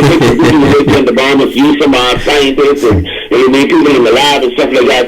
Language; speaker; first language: English; native; English